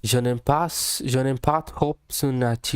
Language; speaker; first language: French; non-native, learner; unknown